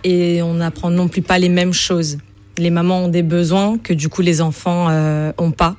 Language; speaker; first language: French; native; French